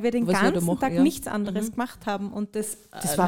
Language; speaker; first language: German; native; German